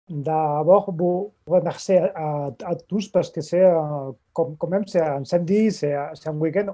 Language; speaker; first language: French; non-native, fluent; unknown